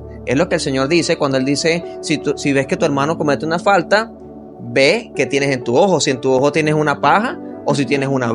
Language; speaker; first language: Spanish; native; Spanish